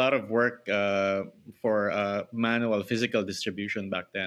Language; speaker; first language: English; non-native, local second language; Filipino